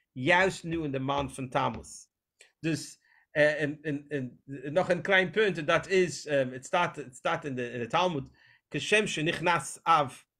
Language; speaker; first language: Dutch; non-native, fluent; English